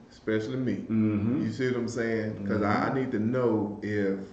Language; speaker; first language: English; native; English